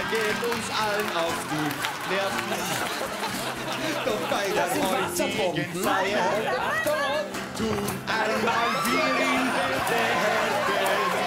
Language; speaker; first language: German; native; German